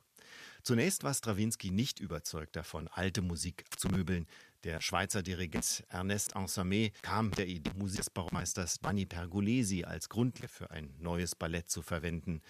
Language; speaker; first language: German; native; German